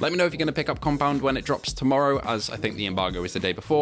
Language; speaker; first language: English; native; English